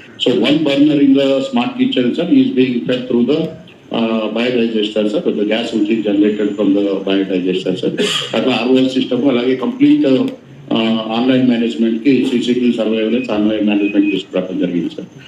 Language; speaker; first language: English; non-native, local second language; Telugu